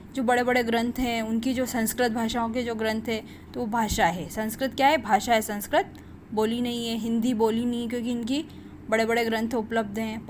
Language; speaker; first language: Hindi; native; Hindi